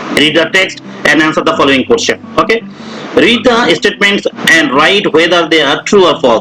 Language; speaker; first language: English; non-native, local second language; Bangla